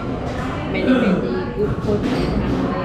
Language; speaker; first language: English; non-native, learner; Vietnamese